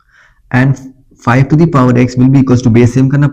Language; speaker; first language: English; non-native, local second language; Hindi